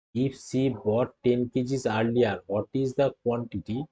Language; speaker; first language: English; non-native, local second language; Bangla